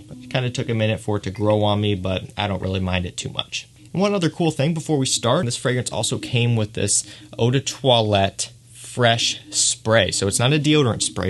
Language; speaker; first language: English; native; English